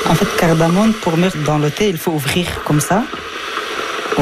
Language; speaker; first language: French; early bilingual, other home language; Persian